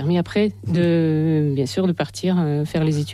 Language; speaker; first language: French; non-native, fluent; Russian